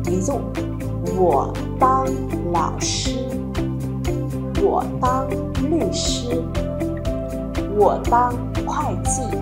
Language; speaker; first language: Chinese; non-native, fluent; Vietnamese